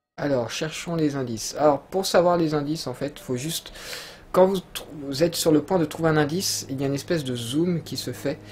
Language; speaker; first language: French; native; French